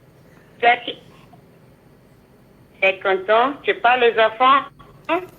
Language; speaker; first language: French; non-native, learner; Bini